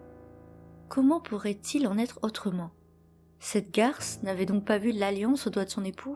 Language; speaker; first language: French; native; French